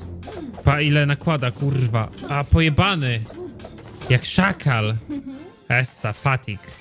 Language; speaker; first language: Polish; native; Polish